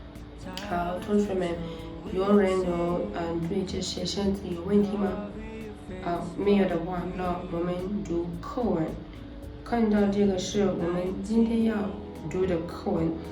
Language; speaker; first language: Chinese; non-native, learner; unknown